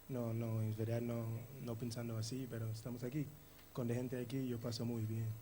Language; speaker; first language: Spanish; non-native, learner; English